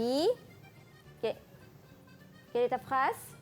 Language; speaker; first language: French; non-native, fluent; Malay